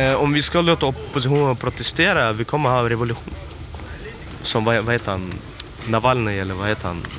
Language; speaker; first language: Swedish; early bilingual, other home language; Russian